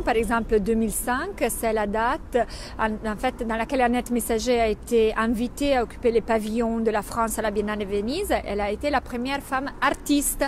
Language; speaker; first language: French; non-native, fluent; Italian